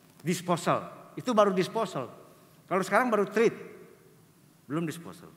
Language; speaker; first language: Indonesian; native; Indonesian